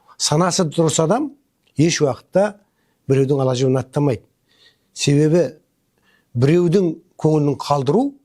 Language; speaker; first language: Kazakh; native; Kazakh